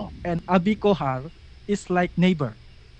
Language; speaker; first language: English; non-native, learner; Indonesian